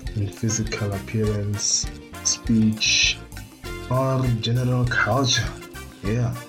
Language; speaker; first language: English; non-native, local second language; Tswana